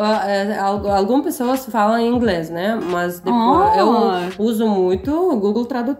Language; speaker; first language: Portuguese; non-native, learner; Russian